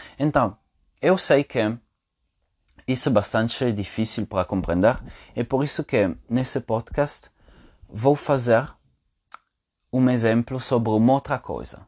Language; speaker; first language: Portuguese; non-native, fluent; Italian